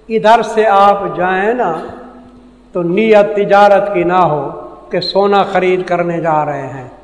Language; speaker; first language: Urdu; non-native, local second language; Saraiki